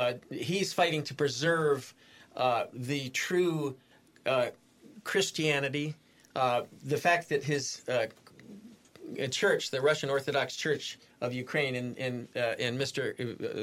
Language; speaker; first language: English; native; English